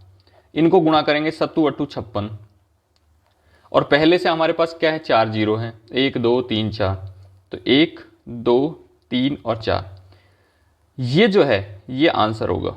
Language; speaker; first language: Hindi; native; Hindi